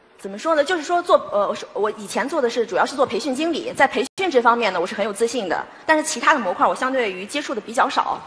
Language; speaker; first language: Chinese; native; Chinese